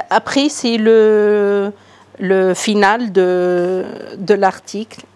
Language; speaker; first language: French; non-native, local second language; Arabic